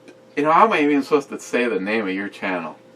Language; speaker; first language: English; native; English